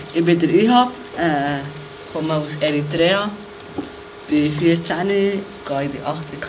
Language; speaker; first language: German; early bilingual, other home language; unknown